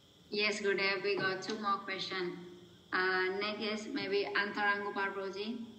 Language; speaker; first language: English; non-native, fluent; Thai